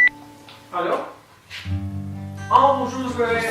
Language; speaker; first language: French; non-native, learner; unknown